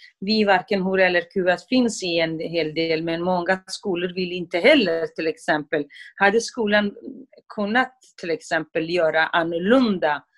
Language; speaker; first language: Swedish; non-native, fluent; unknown